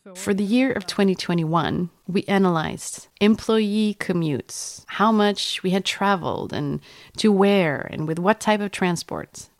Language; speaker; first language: English; non-native, fluent; Swedish